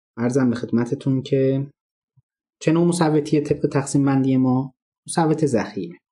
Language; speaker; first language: Persian; non-native, local second language; Azerbaijani